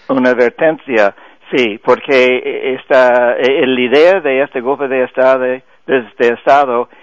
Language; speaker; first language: Spanish; non-native, fluent; English